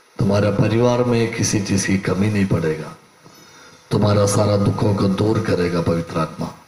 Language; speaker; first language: Hindi; non-native, local second language; Malayalam